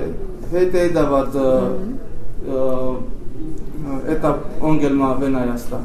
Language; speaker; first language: Finnish; non-native, learner; Armenian